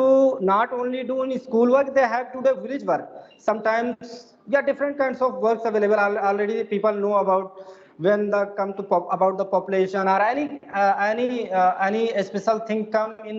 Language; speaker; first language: English; non-native, fluent; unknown